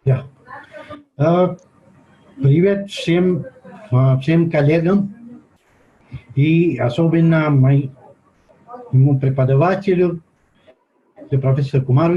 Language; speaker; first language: Russian; non-native, fluent; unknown